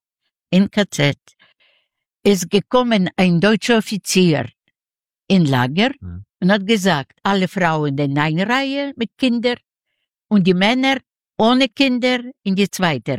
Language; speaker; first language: German; non-native, learner; Yiddish